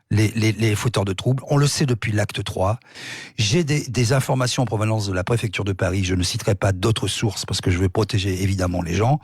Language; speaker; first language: French; native; French